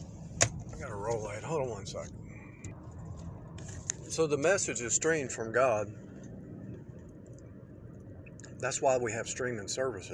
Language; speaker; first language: English; native; English